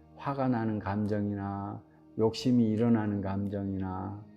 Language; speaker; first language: Korean; native; Korean